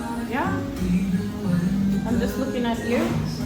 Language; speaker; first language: English; non-native, fluent; Arabic